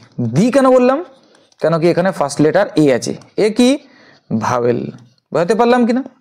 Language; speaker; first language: Bangla; native; Bangla